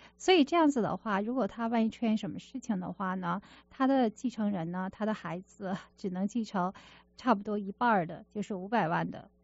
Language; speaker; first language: Chinese; native; Chinese